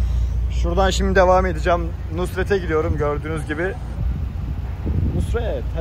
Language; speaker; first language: Turkish; native; Turkish